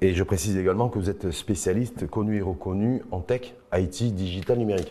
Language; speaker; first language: French; non-native, local second language; Arabic